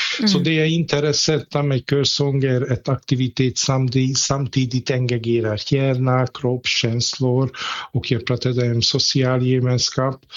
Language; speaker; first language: Swedish; non-native, fluent; Hungarian